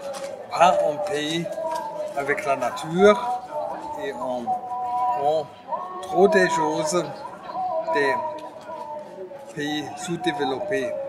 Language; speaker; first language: French; non-native, fluent; German